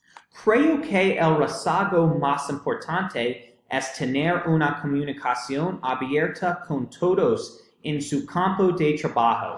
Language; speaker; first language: Spanish; non-native, learner; English